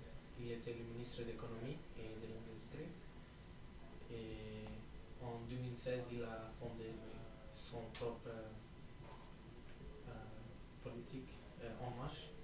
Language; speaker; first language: French; non-native, learner; English